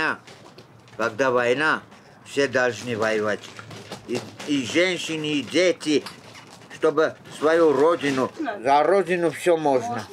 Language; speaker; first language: Russian; non-native, local second language; Armenian